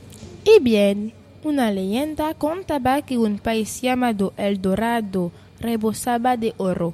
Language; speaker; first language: Spanish; non-native, learner; French